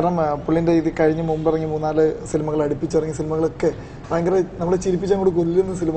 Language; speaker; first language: Malayalam; native; Malayalam